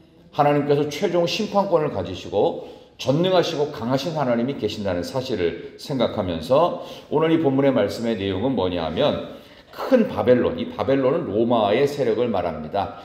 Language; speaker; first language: Korean; native; Korean